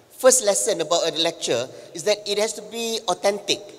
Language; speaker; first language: English; non-native, local second language; Malay